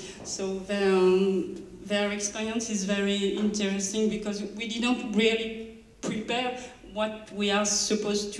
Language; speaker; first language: English; non-native, learner; French